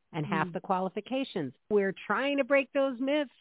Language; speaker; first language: English; non-native, fluent; French